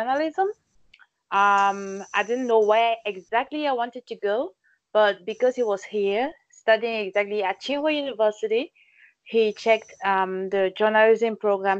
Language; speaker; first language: English; non-native, local second language; French